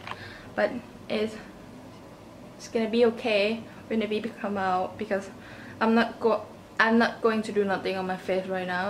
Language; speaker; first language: English; non-native, learner; Thai